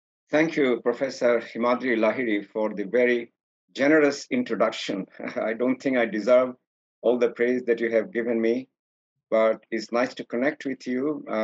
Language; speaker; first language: English; non-native, local second language; Sylheti